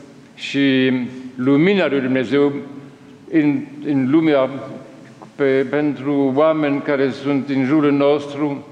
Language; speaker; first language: Romanian; non-native, learner; French